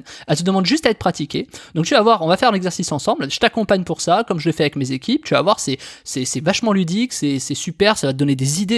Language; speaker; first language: French; native; French